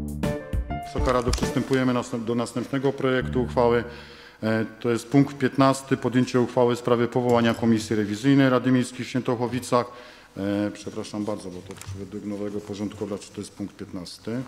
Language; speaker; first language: Polish; native; Polish